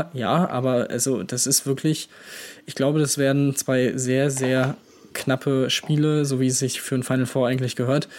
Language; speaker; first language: German; native; German